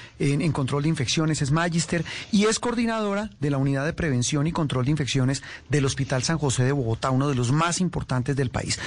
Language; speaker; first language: Spanish; native; Spanish